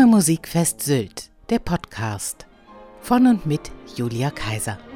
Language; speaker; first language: German; native; German